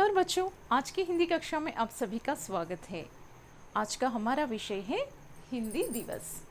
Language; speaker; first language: Hindi; non-native, local second language; Telugu